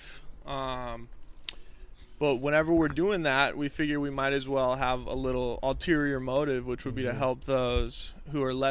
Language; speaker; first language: English; native; English